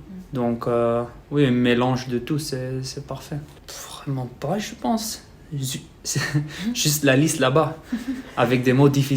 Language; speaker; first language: French; non-native, learner; Dutch